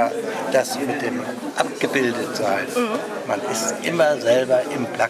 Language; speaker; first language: German; native; German